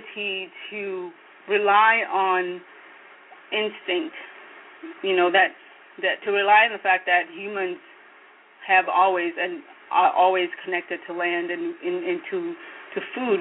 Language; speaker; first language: English; non-native, local second language; Kikuyu